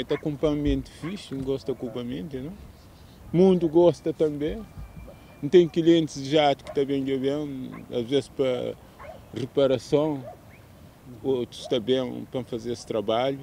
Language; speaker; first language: Portuguese; non-native, local second language; Kabuverdianu